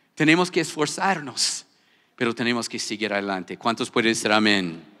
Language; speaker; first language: Spanish; non-native, fluent; English